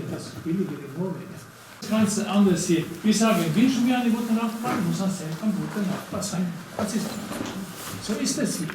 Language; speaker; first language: German; non-native, learner; Norwegian